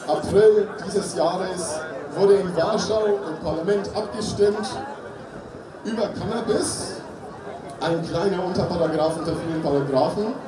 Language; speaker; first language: German; native; German